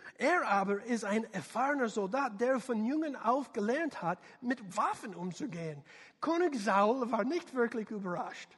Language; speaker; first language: German; non-native, learner; English